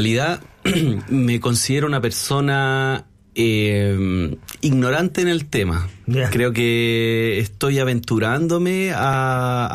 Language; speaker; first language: Spanish; native; Spanish